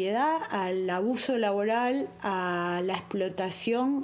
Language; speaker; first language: Spanish; native; Spanish